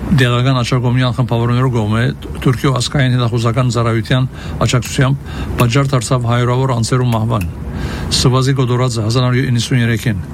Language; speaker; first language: Armenian; early bilingual, heritage; Armenian